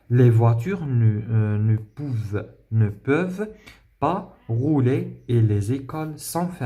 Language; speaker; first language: French; non-native, local second language; Arabic